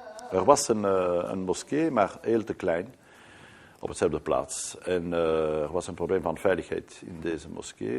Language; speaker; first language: Dutch; non-native, learner; French